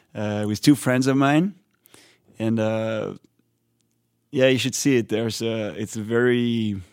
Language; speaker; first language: English; non-native, fluent; French